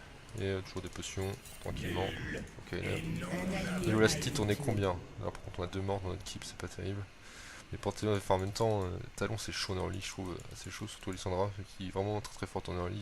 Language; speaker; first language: French; native; French